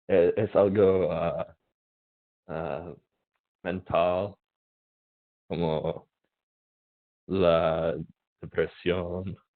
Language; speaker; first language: Spanish; non-native, learner; English